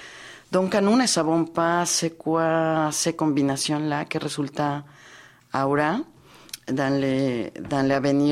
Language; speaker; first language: French; non-native, fluent; Spanish